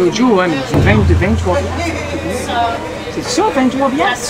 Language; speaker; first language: French; native; French